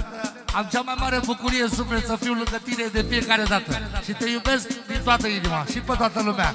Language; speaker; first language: Romanian; native; Romanian